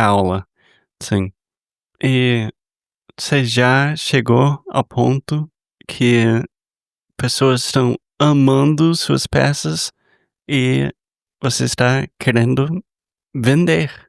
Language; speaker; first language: Portuguese; non-native, fluent; English